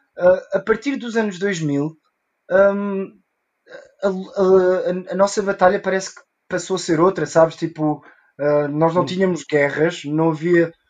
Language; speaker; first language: Portuguese; early bilingual, heritage; Portuguese